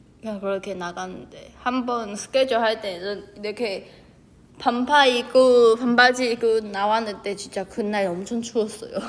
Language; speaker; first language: Korean; non-native, fluent; Chinese